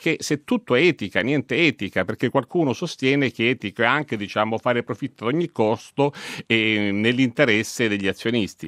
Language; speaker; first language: Italian; native; Italian